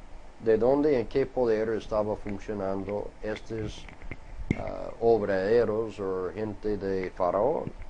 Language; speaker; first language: Spanish; non-native, fluent; English